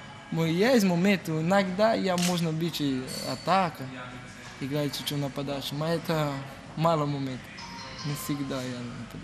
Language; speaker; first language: Russian; non-native, learner; Portuguese